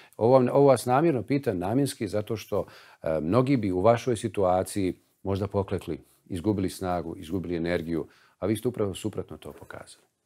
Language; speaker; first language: Bosnian; native; Bosnian